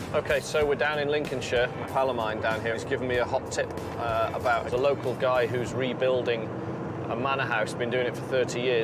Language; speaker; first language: English; native; English